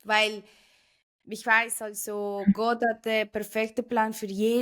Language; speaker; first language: German; non-native, fluent; Spanish